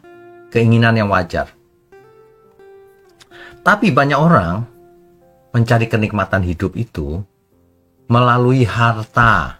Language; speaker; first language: Indonesian; native; Indonesian